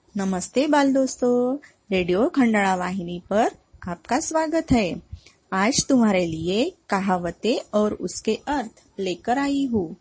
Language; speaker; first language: Hindi; non-native, local second language; Marathi